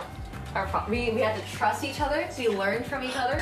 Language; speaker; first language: English; non-native, local second language; Chinese